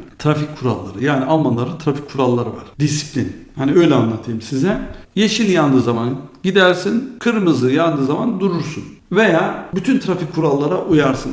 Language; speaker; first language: Turkish; early bilingual, heritage; Turkish